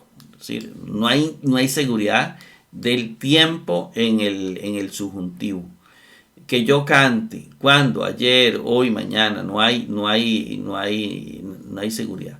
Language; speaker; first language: Spanish; native; Spanish